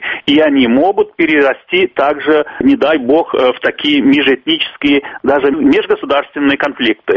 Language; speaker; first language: Russian; native; Russian